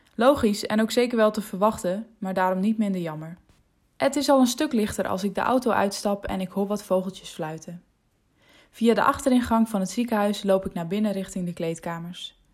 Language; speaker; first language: Dutch; non-native, local second language; Western Frisian